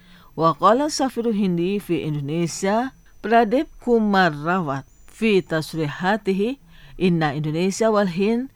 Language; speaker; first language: Arabic; non-native, fluent; Indonesian